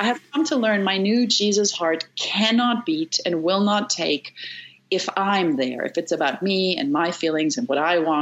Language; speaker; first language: English; native; English